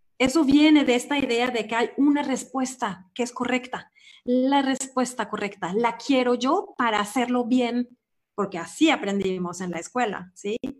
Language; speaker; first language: Spanish; non-native, fluent; Swedish